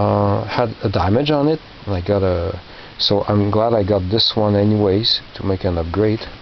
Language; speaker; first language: English; non-native, local second language; French